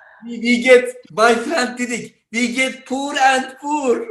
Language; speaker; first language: English; non-native, learner; Turkish